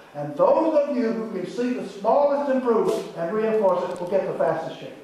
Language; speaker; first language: English; native; English